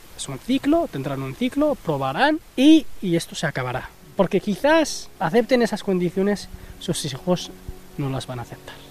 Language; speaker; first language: Spanish; early bilingual, other home language; Arabic